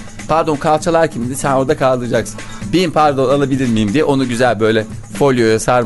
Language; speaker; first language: Turkish; native; Turkish